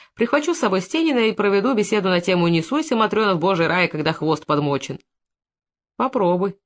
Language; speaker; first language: Russian; native; Russian